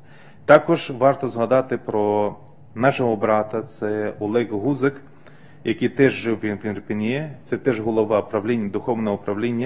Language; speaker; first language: Ukrainian; non-native, fluent; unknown